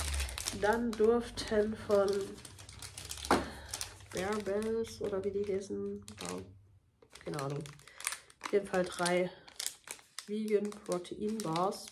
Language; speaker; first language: German; native; German